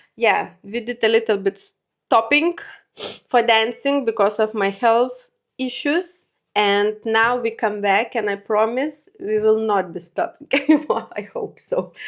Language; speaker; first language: English; non-native, learner; Lithuanian